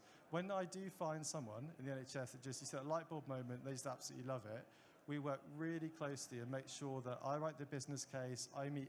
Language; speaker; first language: English; native; English